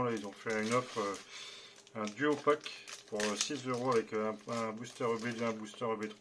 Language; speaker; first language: French; native; French